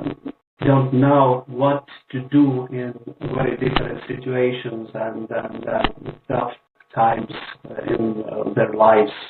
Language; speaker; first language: English; non-native, learner; Estonian